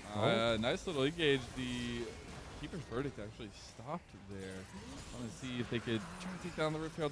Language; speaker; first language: English; native; English